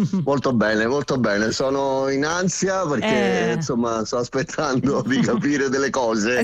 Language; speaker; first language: Italian; native; Italian